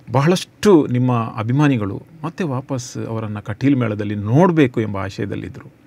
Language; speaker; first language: Kannada; native; Kannada